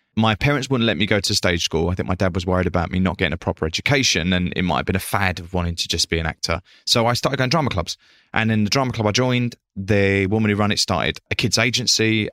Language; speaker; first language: English; native; English